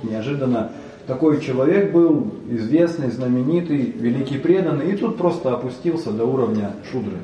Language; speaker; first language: Russian; native; Russian